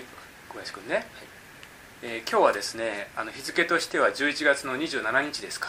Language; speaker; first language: Japanese; native; Japanese